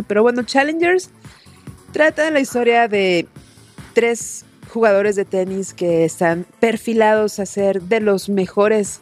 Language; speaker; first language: Spanish; native; Spanish